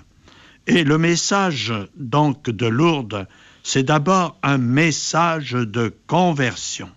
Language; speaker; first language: French; native; French